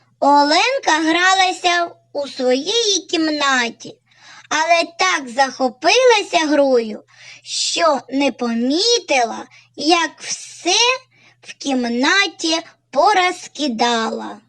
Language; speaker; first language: Ukrainian; native; Ukrainian